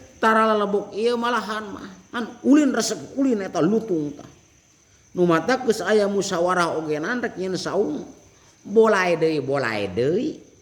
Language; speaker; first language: Sundanese; native; Sundanese